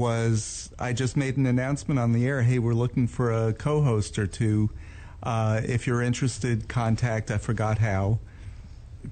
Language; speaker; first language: English; native; English